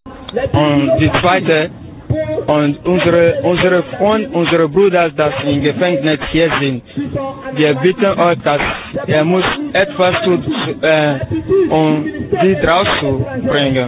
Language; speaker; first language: German; non-native, learner; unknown